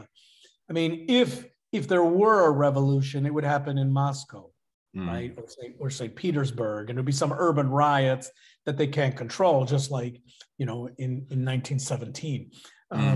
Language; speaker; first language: English; native; English